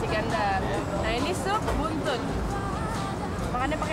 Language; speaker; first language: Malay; non-native, local second language; Indonesian